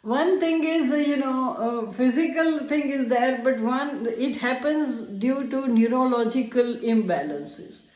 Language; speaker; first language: English; non-native, local second language; Gujarati